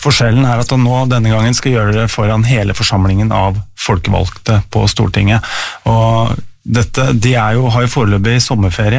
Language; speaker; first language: Norwegian; native; Norwegian